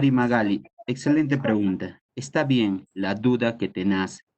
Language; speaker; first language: Spanish; native; Spanish